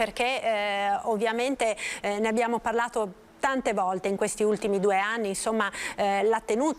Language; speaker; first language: Italian; native; Italian